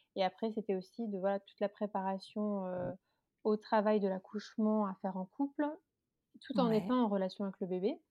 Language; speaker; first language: French; native; French